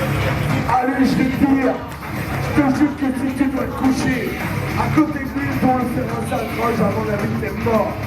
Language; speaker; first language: French; native; French